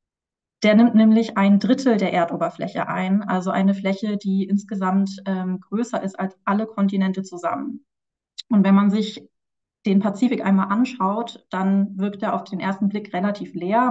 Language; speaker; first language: German; native; German